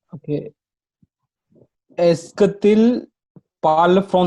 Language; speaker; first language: French; non-native, learner; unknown